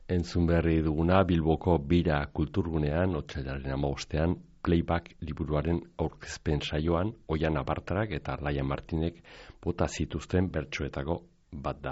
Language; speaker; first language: Basque; native; Basque